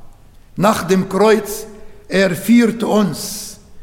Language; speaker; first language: German; non-native, learner; Arabic